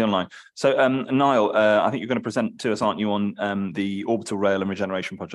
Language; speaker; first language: English; native; English